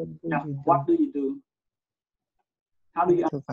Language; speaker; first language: English; non-native, learner; Khmer